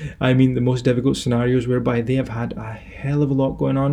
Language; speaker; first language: English; native; English